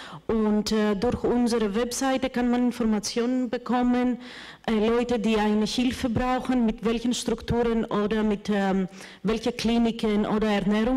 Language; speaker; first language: German; non-native, fluent; Greek